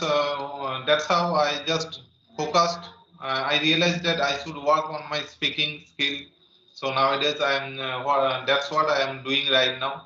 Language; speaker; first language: English; non-native, learner; Bangla